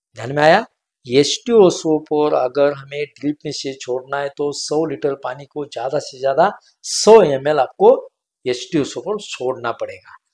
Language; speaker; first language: Hindi; non-native, local second language; Marathi